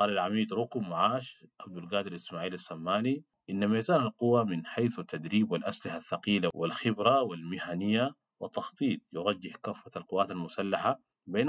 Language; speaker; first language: Arabic; native; Arabic